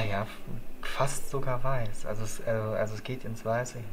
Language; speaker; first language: German; native; German